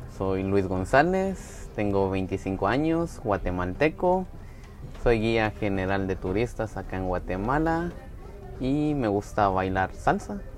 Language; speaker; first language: Spanish; native; Spanish